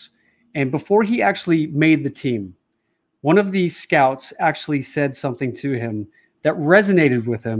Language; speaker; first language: English; native; English